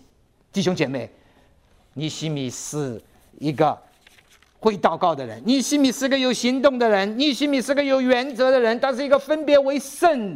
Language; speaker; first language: Chinese; native; Chinese